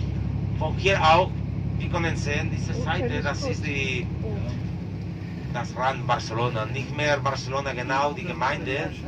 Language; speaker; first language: German; non-native, learner; Catalan